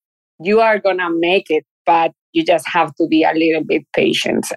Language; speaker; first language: English; non-native, fluent; Spanish